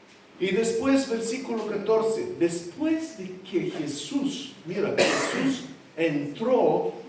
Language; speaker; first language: Spanish; non-native, fluent; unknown